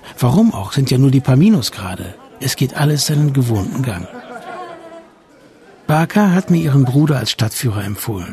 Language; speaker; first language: German; native; German